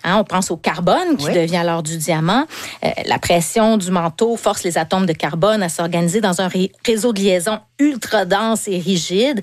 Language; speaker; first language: French; native; French